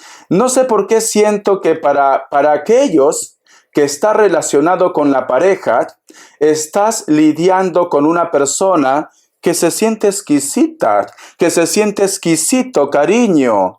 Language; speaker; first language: Spanish; native; Spanish